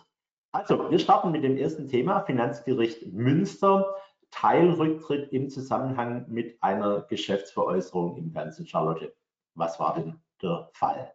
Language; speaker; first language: German; native; German